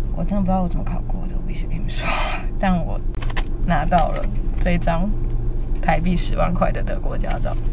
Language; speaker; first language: Chinese; early bilingual, other home language; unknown